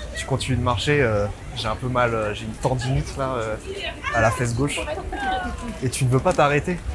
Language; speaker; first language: French; native; French